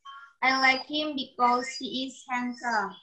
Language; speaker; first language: English; non-native, learner; Indonesian